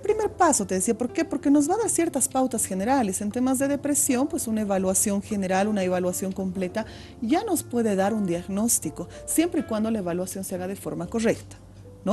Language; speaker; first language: Spanish; native; Spanish